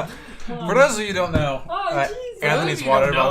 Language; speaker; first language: English; native; English